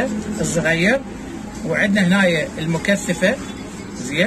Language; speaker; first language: Arabic; native; Arabic